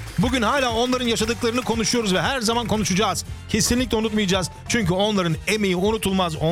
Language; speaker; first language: Turkish; early bilingual, heritage; Turkish